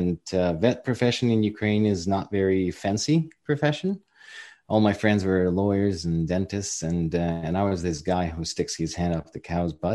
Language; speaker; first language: English; non-native, fluent; Ukrainian